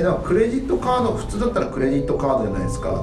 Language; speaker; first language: Japanese; native; Japanese